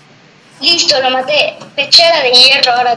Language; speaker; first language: Spanish; native; Spanish